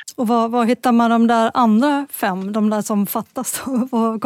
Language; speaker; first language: Swedish; native; Swedish